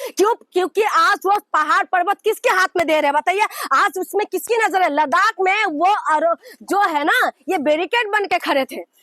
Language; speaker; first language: Hindi; non-native, local second language; Assamese